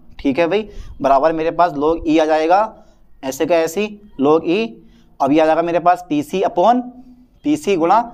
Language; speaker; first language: Hindi; native; Hindi